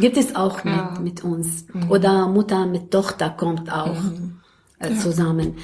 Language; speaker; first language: German; non-native, learner; Arabic